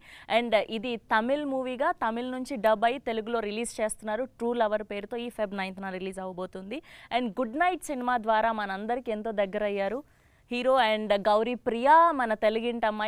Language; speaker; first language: Telugu; native; Telugu